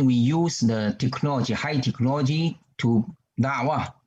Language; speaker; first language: English; non-native, learner; Chinese